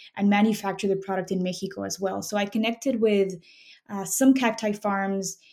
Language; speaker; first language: English; non-native, fluent; Spanish